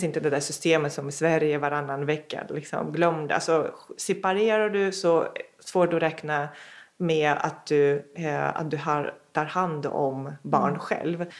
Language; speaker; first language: Swedish; non-native, fluent; Russian